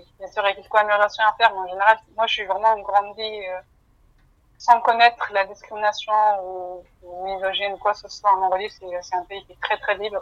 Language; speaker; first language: French; non-native, fluent; Mongolian